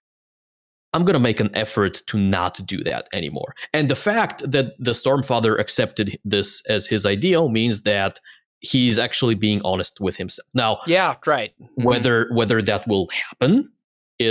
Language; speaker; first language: English; non-native, fluent; Bulgarian